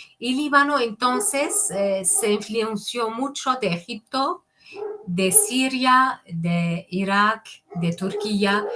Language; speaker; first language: Spanish; non-native, fluent; Arabic